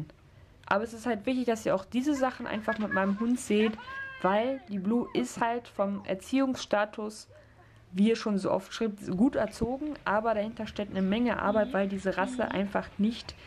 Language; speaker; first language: German; native; German